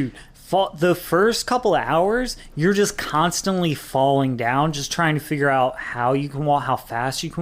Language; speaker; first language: English; native; English